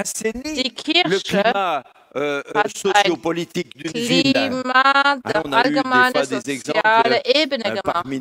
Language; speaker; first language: German; non-native, fluent; French